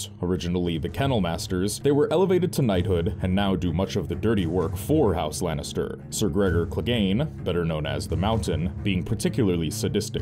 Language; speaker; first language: English; native; English